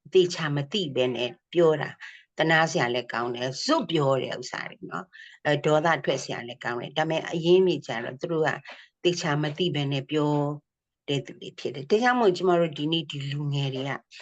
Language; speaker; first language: Burmese; non-native, local second language; S'gaw Karen